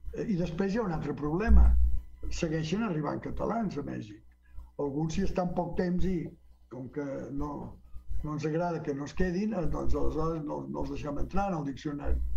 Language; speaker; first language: Catalan; early bilingual, heritage; Catalan